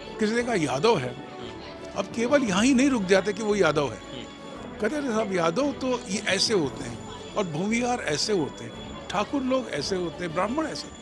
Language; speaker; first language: Hindi; non-native, local second language; Bangla